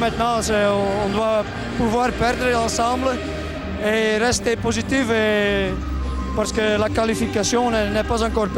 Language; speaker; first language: French; non-native, local second language; Dutch